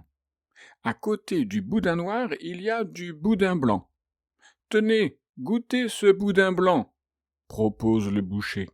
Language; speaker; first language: French; native; French